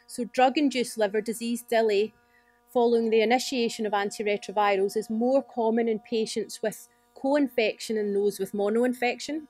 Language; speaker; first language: English; native; English